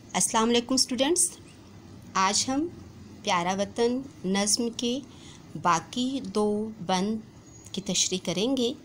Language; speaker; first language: Urdu; native; Urdu